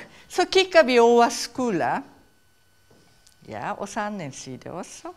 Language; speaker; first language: Danish; non-native, fluent; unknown